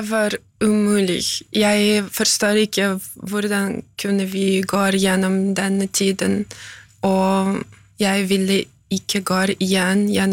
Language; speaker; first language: Norwegian; non-native, fluent; Ukrainian